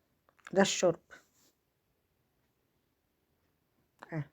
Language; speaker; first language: Arabic; native; Arabic